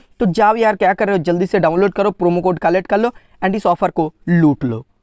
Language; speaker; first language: Hindi; non-native, local second language; Bangla